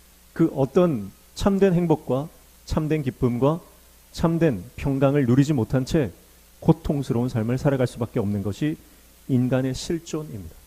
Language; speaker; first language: Korean; native; Korean